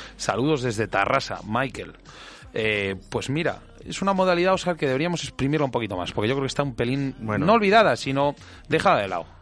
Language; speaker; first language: Spanish; native; Spanish